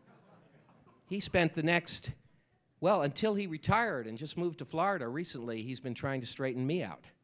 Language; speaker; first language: English; native; English